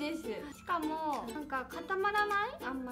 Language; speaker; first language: Japanese; non-native, fluent; Korean